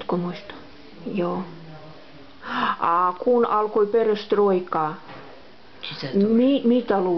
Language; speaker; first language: Finnish; non-native, local second language; Russian